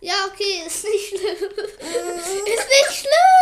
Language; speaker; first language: German; native; German